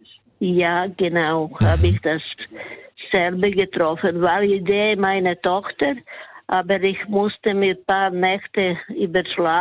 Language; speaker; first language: German; non-native, learner; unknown